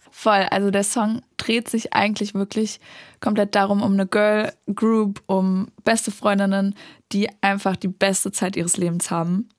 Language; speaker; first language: German; native; German